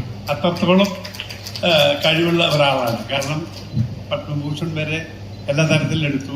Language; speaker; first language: Malayalam; native; Malayalam